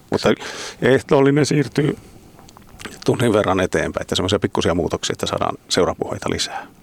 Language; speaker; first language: Finnish; native; Finnish